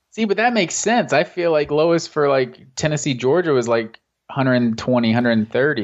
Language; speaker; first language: English; native; English